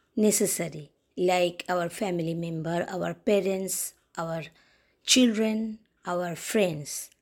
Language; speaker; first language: English; non-native, local second language; Bangla